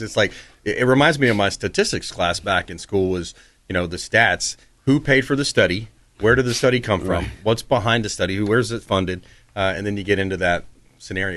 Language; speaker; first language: English; native; English